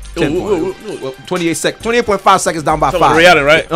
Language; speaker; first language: English; non-native, fluent; Haitian Creole